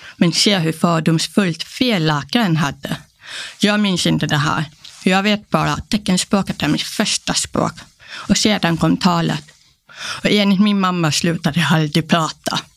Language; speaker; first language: Swedish; early bilingual, other home language; Polish